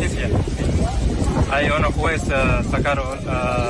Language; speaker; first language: Spanish; non-native, learner; Arabic